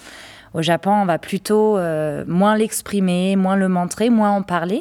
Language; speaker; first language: French; non-native, fluent; German